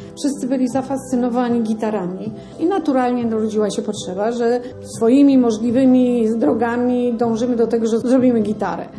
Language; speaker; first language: Polish; native; Polish